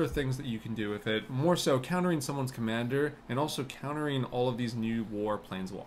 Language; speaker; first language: English; native; English